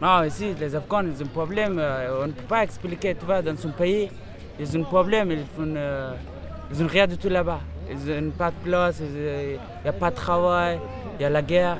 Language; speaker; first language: French; non-native, fluent; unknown